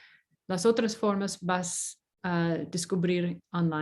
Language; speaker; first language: Spanish; non-native, fluent; English